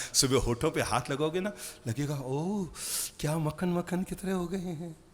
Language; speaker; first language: Hindi; native; Hindi